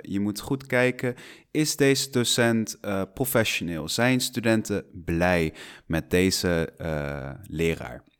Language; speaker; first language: Dutch; non-native, fluent; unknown